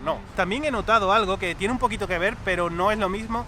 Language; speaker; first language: Spanish; native; Spanish